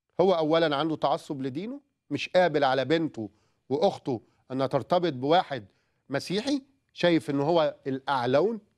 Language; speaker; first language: Arabic; native; Arabic